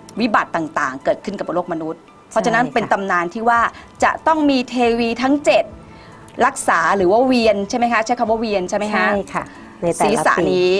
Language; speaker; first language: Thai; native; Thai